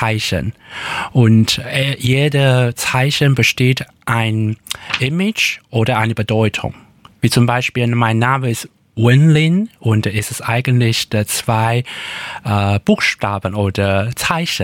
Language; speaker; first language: German; non-native, learner; Chinese